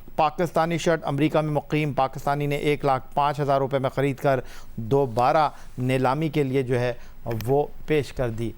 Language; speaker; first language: Urdu; native; Urdu